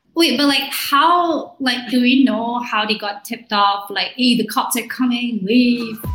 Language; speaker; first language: English; non-native, local second language; Malay